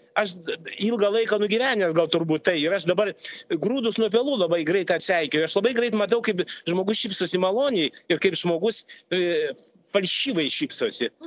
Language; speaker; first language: Lithuanian; non-native, local second language; Russian